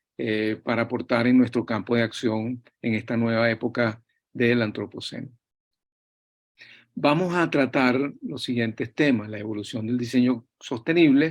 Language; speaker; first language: Spanish; native; Spanish